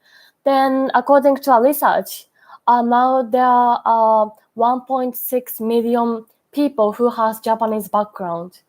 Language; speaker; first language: English; non-native, learner; Japanese